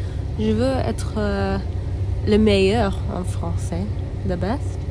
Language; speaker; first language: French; non-native, learner; English